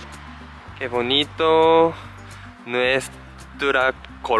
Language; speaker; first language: Spanish; non-native, learner; Japanese